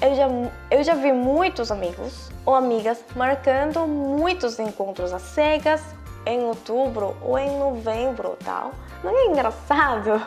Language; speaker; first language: Portuguese; non-native, fluent; Korean